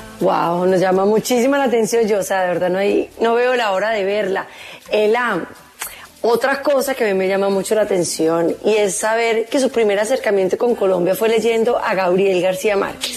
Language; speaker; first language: Spanish; native; Spanish